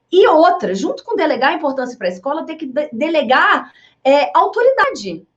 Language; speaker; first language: Portuguese; early bilingual, other home language; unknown